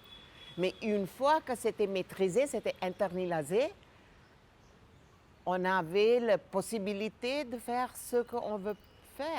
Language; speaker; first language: French; non-native, fluent; Gujarati